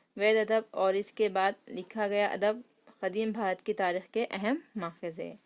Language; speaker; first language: Urdu; native; Urdu